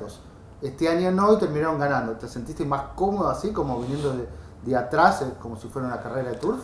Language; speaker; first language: Spanish; native; Spanish